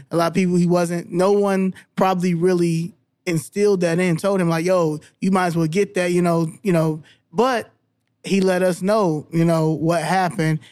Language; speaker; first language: English; native; English